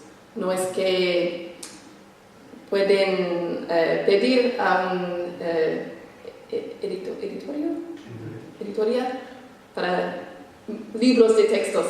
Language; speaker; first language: Spanish; non-native, fluent; English